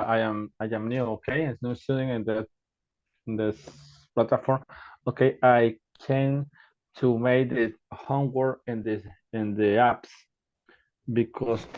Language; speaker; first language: English; non-native, learner; Spanish